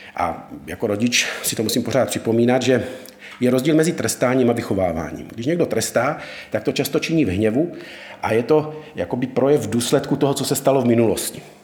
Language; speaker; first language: Czech; native; Czech